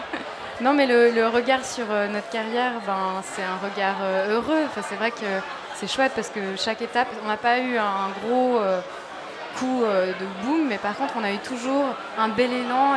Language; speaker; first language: French; native; French